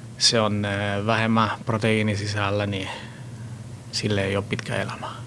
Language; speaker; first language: Finnish; non-native, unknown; Italian